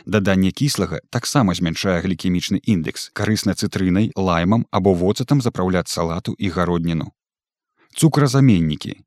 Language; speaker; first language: Belarusian; native; Belarusian